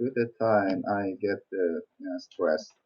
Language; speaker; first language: English; non-native, learner; Korean